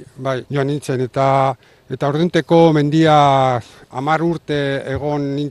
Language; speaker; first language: Basque; non-native, local second language; Spanish